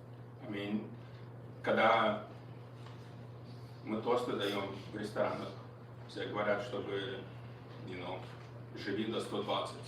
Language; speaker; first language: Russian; early bilingual, heritage; Russian